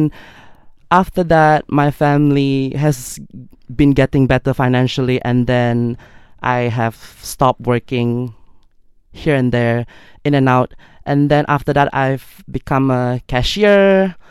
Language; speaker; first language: English; non-native, local second language; Malay